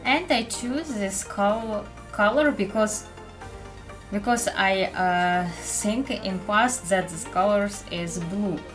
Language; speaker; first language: English; non-native, fluent; Ukrainian